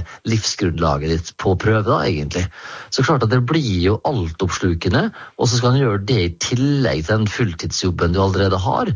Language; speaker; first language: Norwegian; native; Norwegian